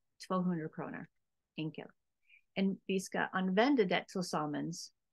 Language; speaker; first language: Swedish; non-native, learner; English